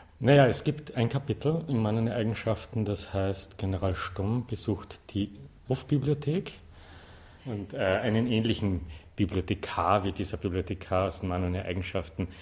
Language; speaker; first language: German; native; German